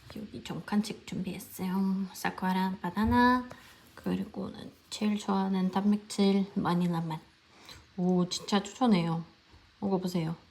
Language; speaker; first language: Korean; non-native, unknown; Russian